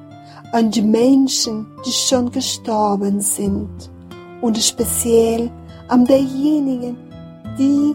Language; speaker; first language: German; non-native, fluent; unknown